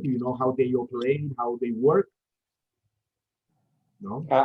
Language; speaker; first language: English; non-native, fluent; Spanish